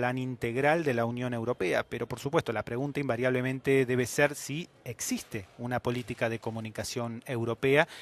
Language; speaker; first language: Spanish; native; Spanish